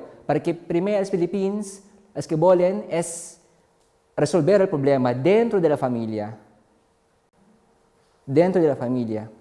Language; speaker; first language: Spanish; non-native, fluent; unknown